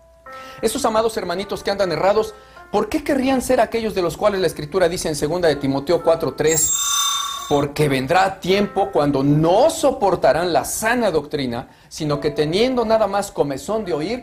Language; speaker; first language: Spanish; native; Spanish